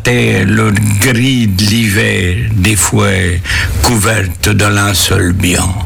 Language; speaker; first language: French; native; French